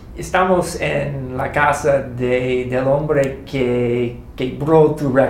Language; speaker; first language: Spanish; non-native, learner; English